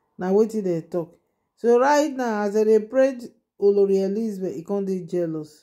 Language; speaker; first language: Nigerian Pidgin; non-native, local second language; Yoruba